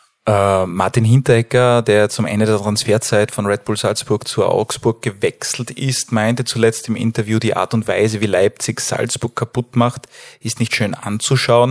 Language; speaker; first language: German; native; German